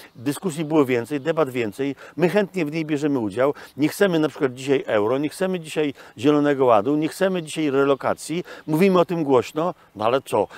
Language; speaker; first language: Polish; native; Polish